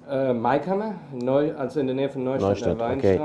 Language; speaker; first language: German; early bilingual, heritage; English